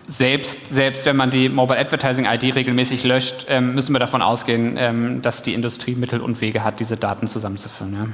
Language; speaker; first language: German; native; German